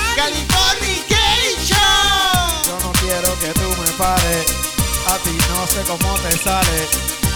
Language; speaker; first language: Spanish; native; Spanish